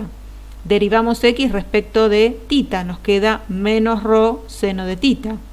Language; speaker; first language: Spanish; native; Spanish